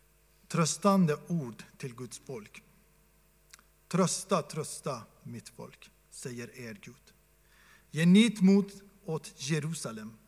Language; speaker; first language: Swedish; non-native, fluent; Persian